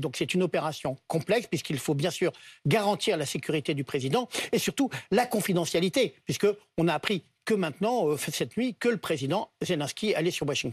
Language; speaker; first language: French; native; French